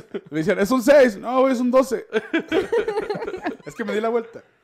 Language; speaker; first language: Spanish; early bilingual, heritage; Spanish